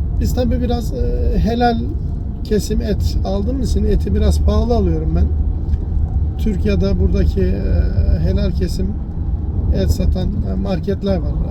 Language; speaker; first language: Turkish; early bilingual, heritage; Turkish